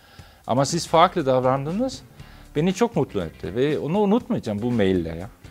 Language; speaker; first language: Turkish; non-native, fluent; German